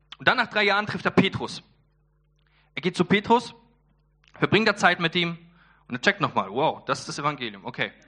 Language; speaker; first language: German; early bilingual, other home language; Polish